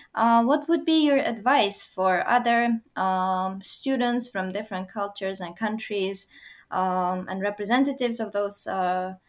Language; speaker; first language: English; non-native, fluent; Uzbek